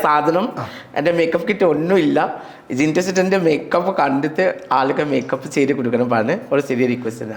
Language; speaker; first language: Malayalam; non-native, learner; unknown